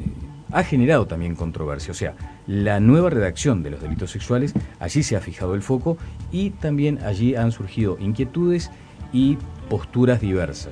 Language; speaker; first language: Spanish; native; Spanish